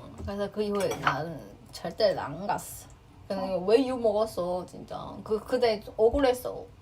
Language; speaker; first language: Korean; non-native, fluent; Chinese